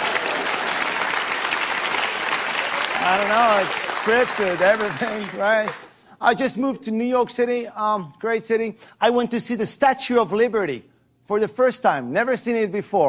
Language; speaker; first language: English; non-native, fluent; French